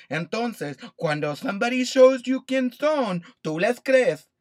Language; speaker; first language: Spanish; early bilingual, heritage; Spanish